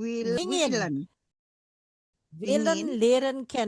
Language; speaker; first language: Dutch; non-native, fluent; Indonesian